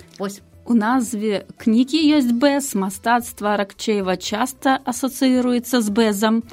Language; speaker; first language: Belarusian; native; Belarusian